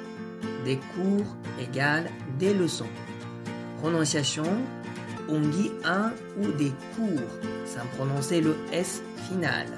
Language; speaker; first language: French; non-native, fluent; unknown